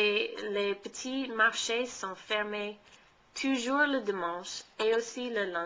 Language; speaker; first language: French; non-native, fluent; English